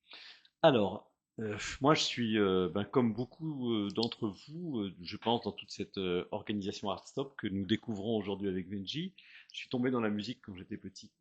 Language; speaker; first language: French; native; French